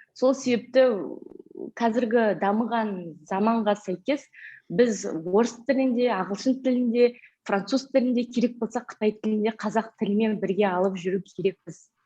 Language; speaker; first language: Kazakh; native; Kazakh